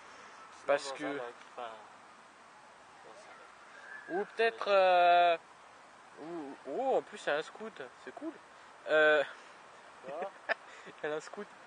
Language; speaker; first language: French; native; French